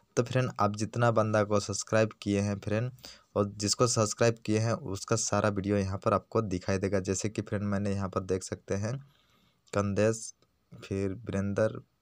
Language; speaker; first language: Hindi; native; Hindi